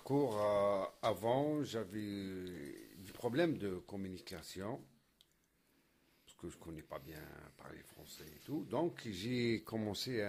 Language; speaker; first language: French; non-native, learner; Arabic